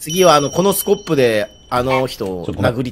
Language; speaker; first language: Japanese; native; Japanese